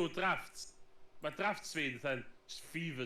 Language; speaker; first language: Welsh; native; Welsh